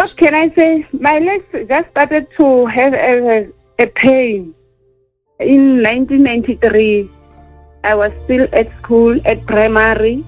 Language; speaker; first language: English; non-native, local second language; Southern Sotho